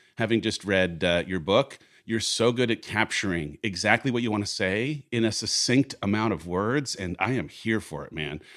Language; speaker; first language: English; native; English